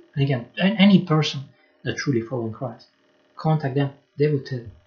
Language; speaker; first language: English; non-native, fluent; Lithuanian